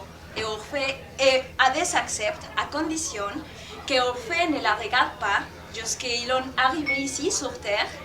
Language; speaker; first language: French; non-native, fluent; Spanish